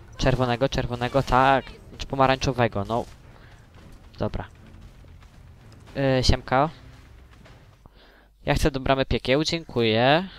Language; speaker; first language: Polish; native; Polish